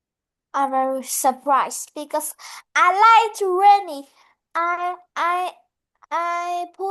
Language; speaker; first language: English; non-native, learner; Vietnamese